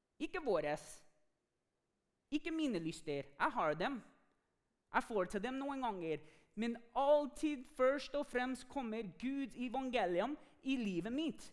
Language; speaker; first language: Norwegian; non-native, fluent; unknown